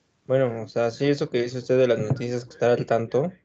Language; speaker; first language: Spanish; native; Spanish